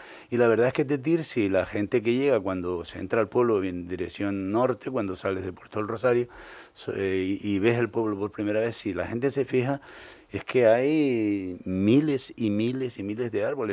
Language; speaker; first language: Spanish; native; Spanish